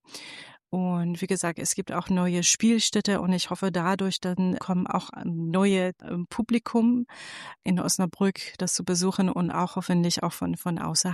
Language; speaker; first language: German; non-native, fluent; Persian